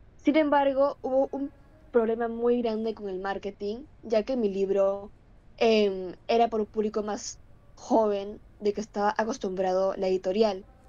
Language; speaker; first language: Spanish; native; Spanish